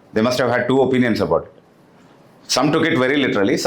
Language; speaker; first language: English; non-native, local second language; Telugu